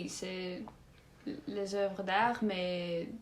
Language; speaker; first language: French; non-native, learner; Dutch